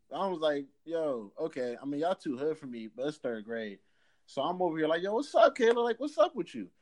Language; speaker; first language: English; native; English